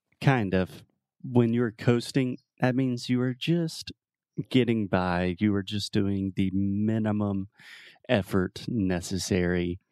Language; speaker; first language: English; native; English